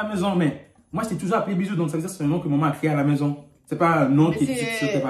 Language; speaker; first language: French; native; French